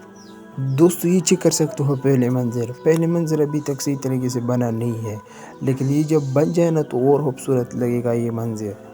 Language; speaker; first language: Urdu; non-native, local second language; Pashto